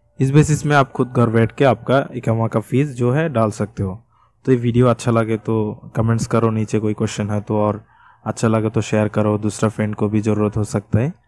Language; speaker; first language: Hindi; non-native, fluent; Bangla